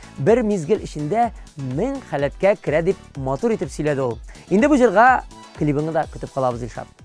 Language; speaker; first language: Tatar; native; Tatar